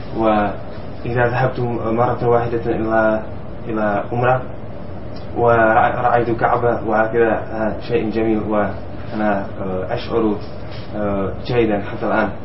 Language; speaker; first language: Arabic; non-native, learner; Czech